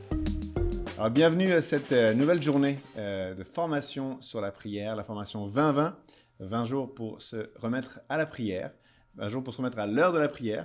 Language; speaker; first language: French; native; French